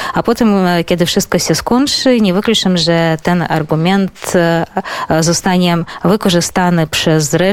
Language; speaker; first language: Polish; non-native, fluent; Belarusian